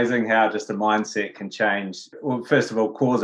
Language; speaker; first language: English; native; English